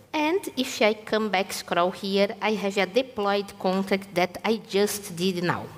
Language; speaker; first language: English; non-native, fluent; Portuguese